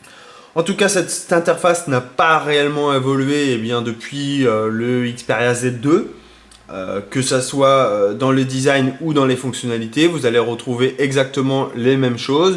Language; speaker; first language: French; native; French